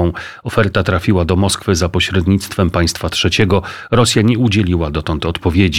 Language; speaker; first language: Polish; native; Polish